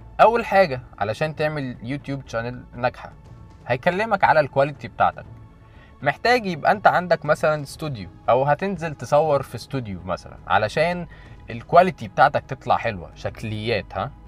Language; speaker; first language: Arabic; native; Arabic